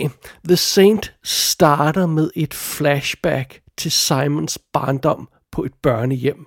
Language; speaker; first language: Danish; native; Danish